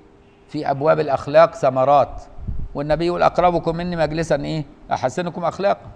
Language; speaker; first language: Arabic; native; Arabic